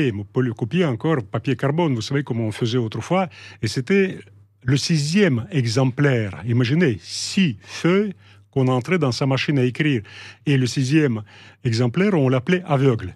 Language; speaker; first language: French; non-native, fluent; Russian